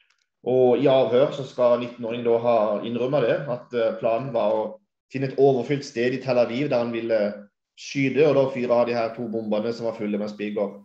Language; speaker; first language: Norwegian; native; Norwegian